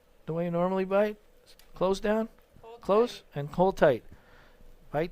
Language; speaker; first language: English; native; English